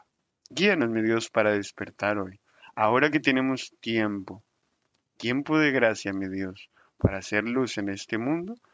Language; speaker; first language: Spanish; native; Spanish